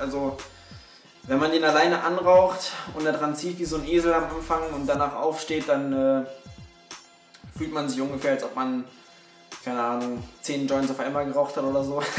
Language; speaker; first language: German; native; German